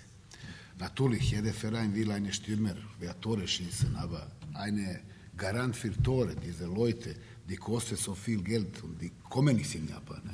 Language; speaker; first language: German; non-native, learner; Serbian